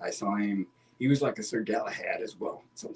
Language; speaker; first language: English; native; English